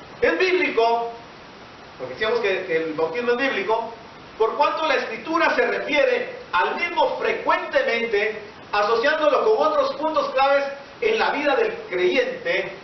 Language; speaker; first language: Spanish; native; Spanish